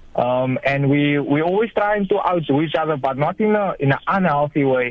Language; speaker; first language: English; native; English